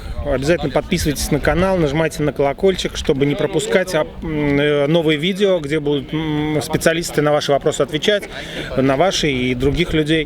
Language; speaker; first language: Russian; native; Russian